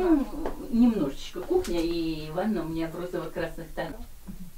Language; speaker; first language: Russian; native; Russian